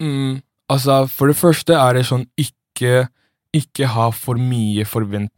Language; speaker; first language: Norwegian; early bilingual, other home language; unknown